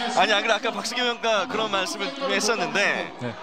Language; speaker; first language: Korean; native; Korean